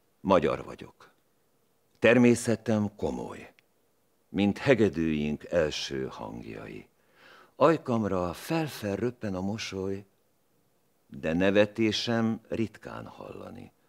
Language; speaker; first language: Hungarian; native; Hungarian